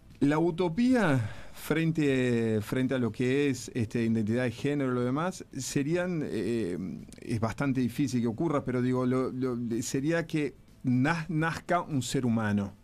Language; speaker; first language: Spanish; native; Spanish